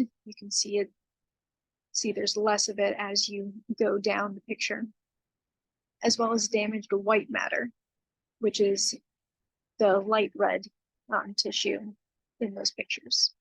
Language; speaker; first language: English; native; English